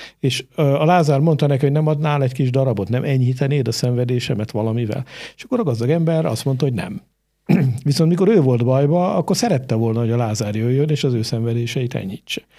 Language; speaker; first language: Hungarian; native; Hungarian